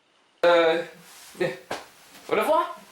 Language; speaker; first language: French; non-native, learner; English